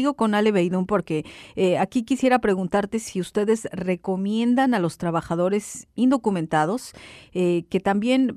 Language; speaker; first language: Spanish; native; Spanish